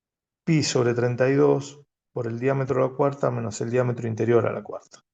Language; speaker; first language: Spanish; native; Spanish